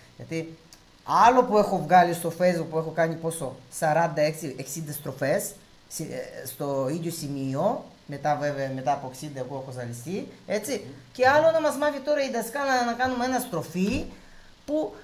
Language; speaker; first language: Greek; non-native, fluent; Russian